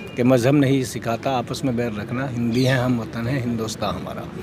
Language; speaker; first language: Hindi; native; Hindi